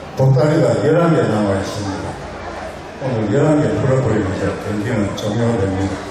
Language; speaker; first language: Korean; native; Korean